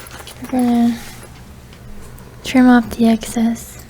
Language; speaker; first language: English; native; English